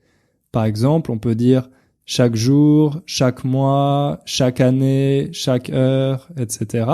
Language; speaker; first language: French; native; French